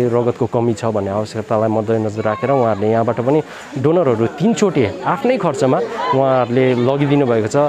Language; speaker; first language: Nepali; native; Nepali